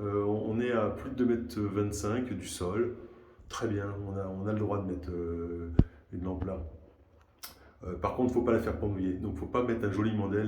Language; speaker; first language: French; native; French